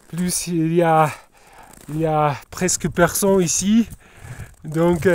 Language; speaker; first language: French; non-native, learner; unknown